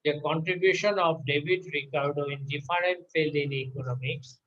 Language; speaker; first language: English; non-native, local second language; Bangla